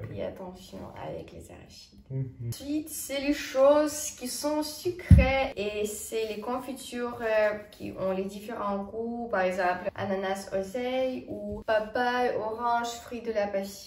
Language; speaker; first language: French; non-native, fluent; Estonian